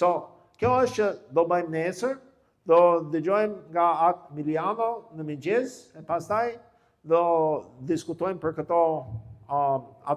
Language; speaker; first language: Albanian; non-native, fluent; English